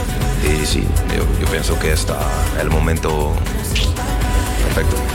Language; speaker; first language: Spanish; non-native, learner; French